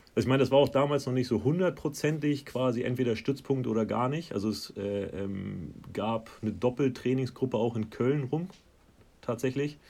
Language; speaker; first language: German; native; German